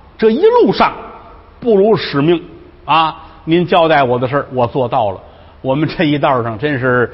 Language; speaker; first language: Chinese; native; Chinese